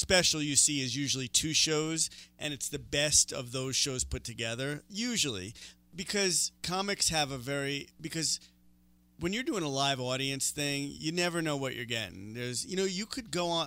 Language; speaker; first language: English; native; English